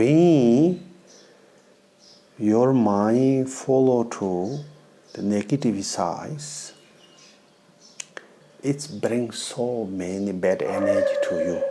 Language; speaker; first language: English; non-native, learner; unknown